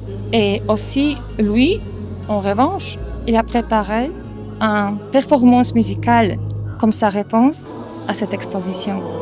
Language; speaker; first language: French; non-native, fluent; Polish